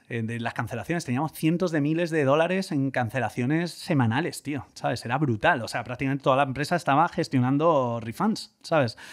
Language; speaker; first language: Spanish; native; Spanish